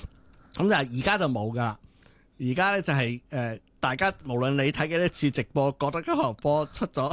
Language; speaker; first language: Cantonese; native; Cantonese